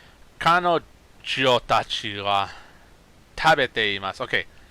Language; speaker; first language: Japanese; non-native, learner; English